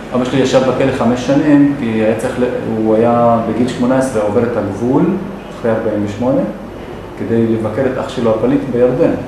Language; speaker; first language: Hebrew; non-native, local second language; Arabic